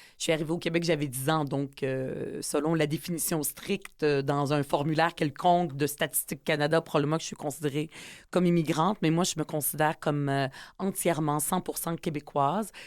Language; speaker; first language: French; early bilingual, other home language; Arabic